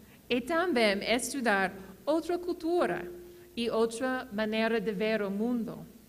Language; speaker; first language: Portuguese; non-native, learner; English